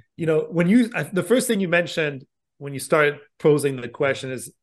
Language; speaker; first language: English; non-native, fluent; French